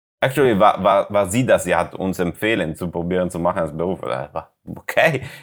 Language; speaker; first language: German; non-native, learner; Italian